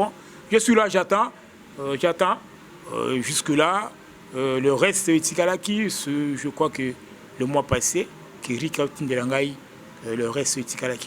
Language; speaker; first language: French; non-native, local second language; Lingala